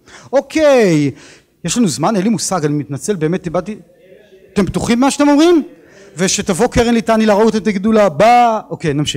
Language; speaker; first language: Hebrew; native; Hebrew